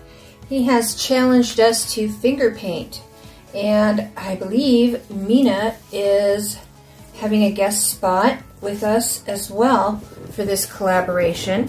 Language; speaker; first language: English; native; English